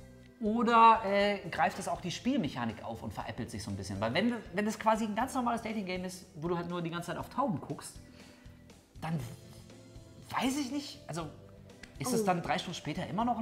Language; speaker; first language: German; native; German